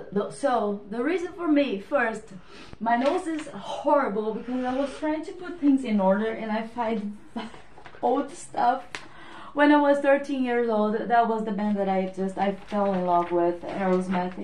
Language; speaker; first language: English; non-native, learner; Portuguese